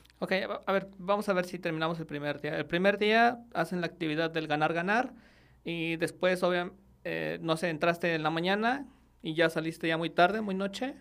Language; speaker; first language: Spanish; native; Spanish